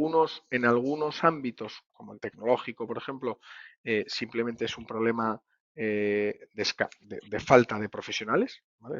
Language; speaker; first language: Spanish; native; Spanish